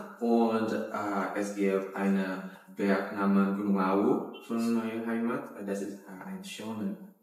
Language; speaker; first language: German; non-native, learner; Indonesian